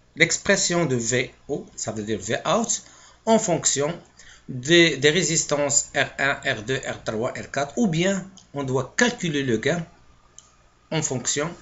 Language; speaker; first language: French; non-native, local second language; Arabic